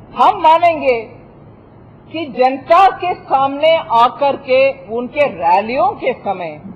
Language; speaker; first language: Hindi; non-native, local second language; Tamil